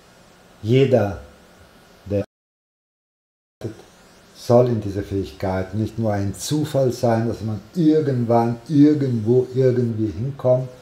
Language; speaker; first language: German; non-native, fluent; Italian